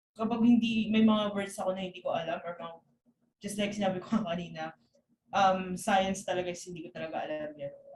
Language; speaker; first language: Filipino; native; Filipino